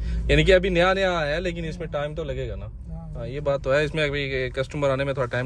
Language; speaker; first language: Hindi; native; Hindi